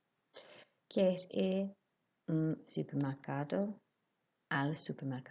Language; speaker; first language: Spanish; non-native, fluent; English